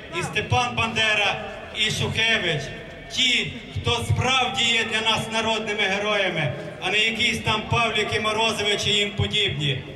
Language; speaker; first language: Ukrainian; native; Ukrainian